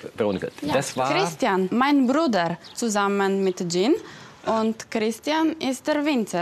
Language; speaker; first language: German; non-native, fluent; Italian